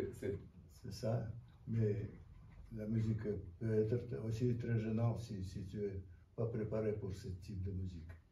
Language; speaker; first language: French; non-native, fluent; Russian